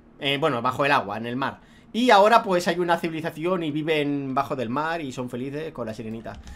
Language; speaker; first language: Spanish; native; Spanish